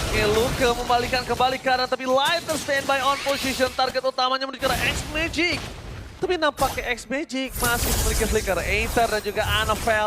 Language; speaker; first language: Indonesian; native; Indonesian